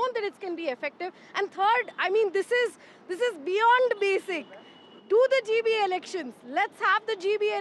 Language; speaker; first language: English; non-native, local second language; Kannada